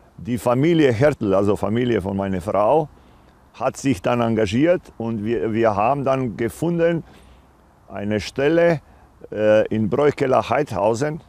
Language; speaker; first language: German; non-native, fluent; Croatian